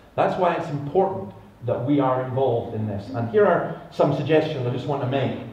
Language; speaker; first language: English; native; English